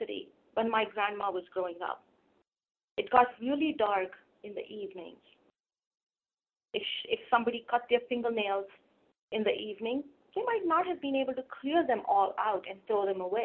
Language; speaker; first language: English; non-native, local second language; Hindi